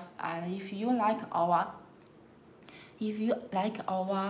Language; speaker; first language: English; non-native, learner; Chinese